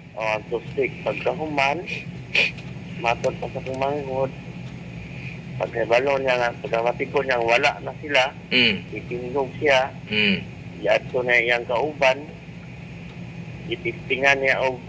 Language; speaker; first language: Cebuano; native; Cebuano